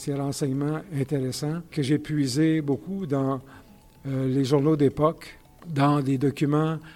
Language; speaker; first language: French; native; French